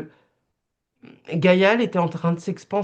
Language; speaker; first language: French; native; French